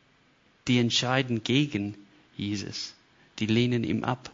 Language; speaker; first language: German; non-native, fluent; English